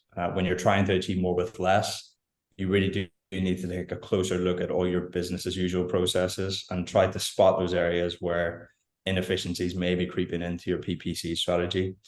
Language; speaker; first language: English; native; English